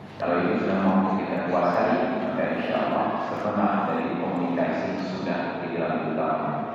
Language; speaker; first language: Indonesian; non-native, local second language; Achinese